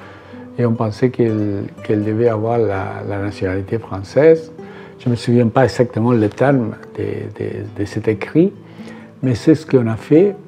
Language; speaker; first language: French; non-native, fluent; Spanish